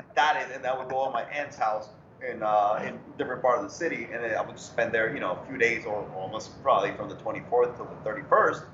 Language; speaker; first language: English; early bilingual, other home language; Spanish